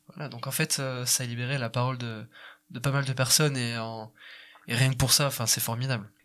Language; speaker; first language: French; native; French